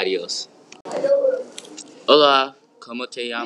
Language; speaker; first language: Spanish; non-native, learner; English